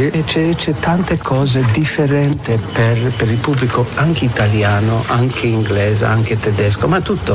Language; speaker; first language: Italian; non-native, learner; English